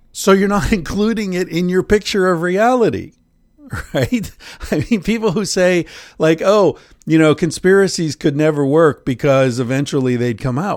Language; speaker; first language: English; native; English